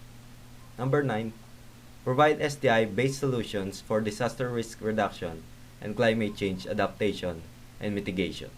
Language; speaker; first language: English; non-native, local second language; Filipino